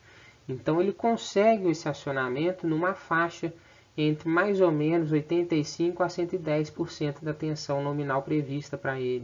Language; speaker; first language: Portuguese; native; Portuguese